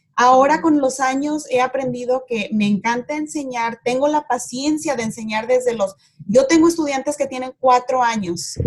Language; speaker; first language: Spanish; native; Spanish